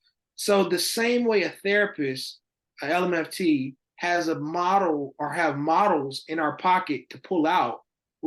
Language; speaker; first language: English; native; English